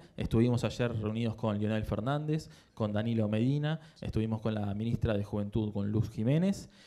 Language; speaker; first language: Spanish; native; Spanish